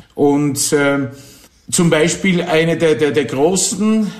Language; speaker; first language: German; non-native, fluent; Polish